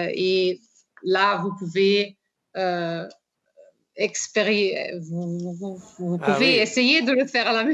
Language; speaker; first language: French; non-native, fluent; Portuguese